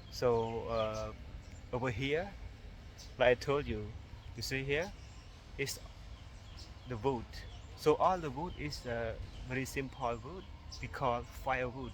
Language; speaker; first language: English; non-native, learner; Khmer